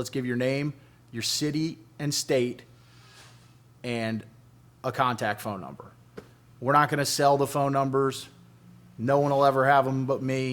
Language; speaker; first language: English; native; English